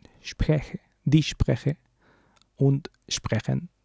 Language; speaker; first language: German; non-native, learner; Spanish